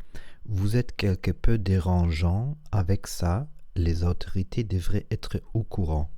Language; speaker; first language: French; non-native, learner; Spanish